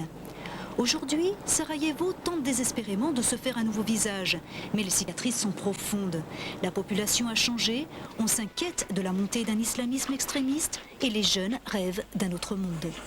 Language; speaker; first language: French; native; French